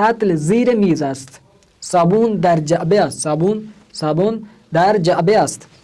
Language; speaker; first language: Persian; non-native, fluent; Urdu